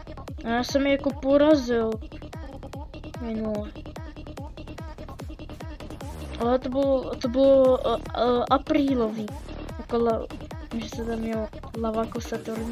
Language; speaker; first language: Czech; native; Czech